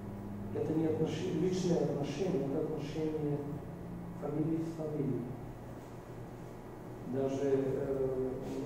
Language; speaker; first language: Russian; non-native, fluent; Bulgarian